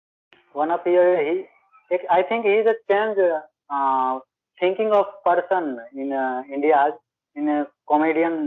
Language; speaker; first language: English; non-native, learner; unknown